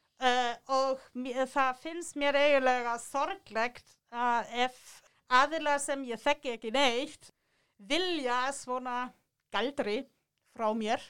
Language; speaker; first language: Icelandic; non-native, fluent; German